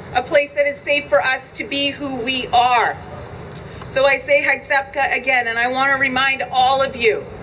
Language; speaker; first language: English; native; English